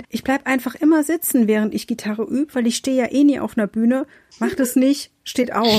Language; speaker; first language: German; native; German